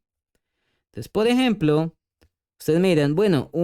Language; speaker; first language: Spanish; native; Spanish